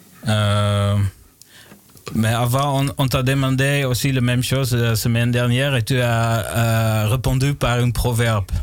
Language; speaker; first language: French; non-native, learner; Dutch